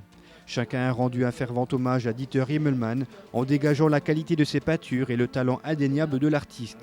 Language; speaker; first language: French; native; French